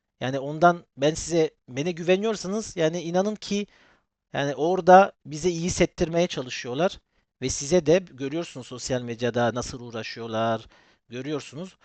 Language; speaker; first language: Turkish; early bilingual, heritage; Turkish